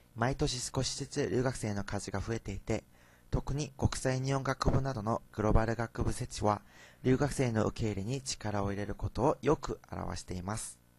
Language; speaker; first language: Japanese; non-native, fluent; Korean